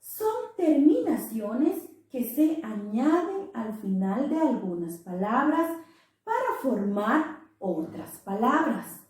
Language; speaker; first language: Spanish; non-native, local second language; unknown